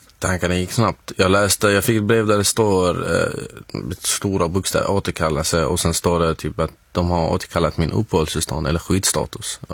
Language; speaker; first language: Swedish; non-native, fluent; Arabic